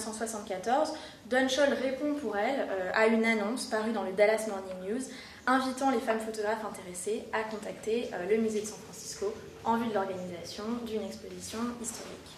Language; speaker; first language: French; native; French